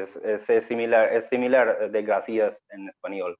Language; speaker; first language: Spanish; non-native, learner; Bangla